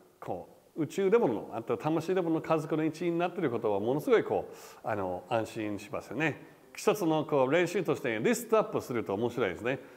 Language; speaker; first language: Japanese; non-native, fluent; English